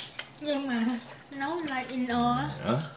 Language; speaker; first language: Korean; non-native, learner; Vietnamese